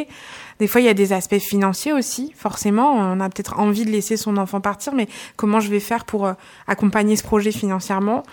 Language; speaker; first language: French; native; French